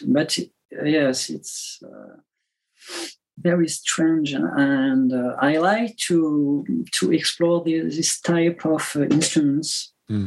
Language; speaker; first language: English; non-native, learner; French